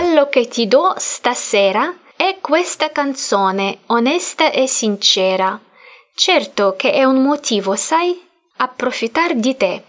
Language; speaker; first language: Italian; non-native, fluent; Russian